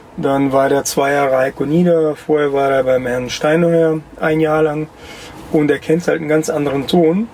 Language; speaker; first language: German; early bilingual, other home language; Russian